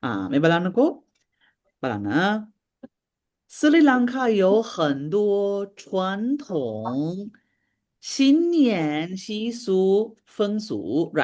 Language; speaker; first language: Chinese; non-native, fluent; Sinhala